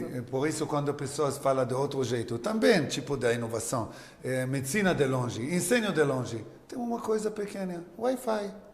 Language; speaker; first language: Portuguese; non-native, learner; Hebrew